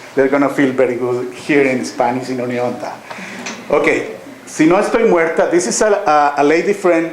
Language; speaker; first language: English; non-native, fluent; Spanish